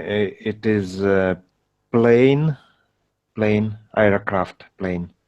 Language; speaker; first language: English; non-native, learner; Russian